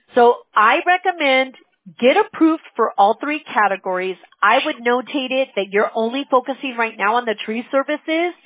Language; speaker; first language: English; early bilingual, other home language; Spanish